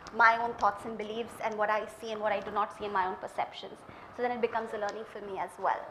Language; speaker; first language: English; non-native, local second language; Malayalam